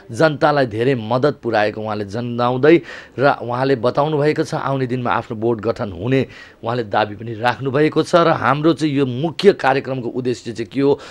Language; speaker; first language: Nepali; native; Nepali